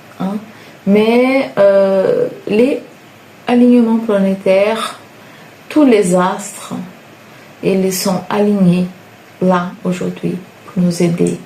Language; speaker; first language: French; non-native, fluent; Portuguese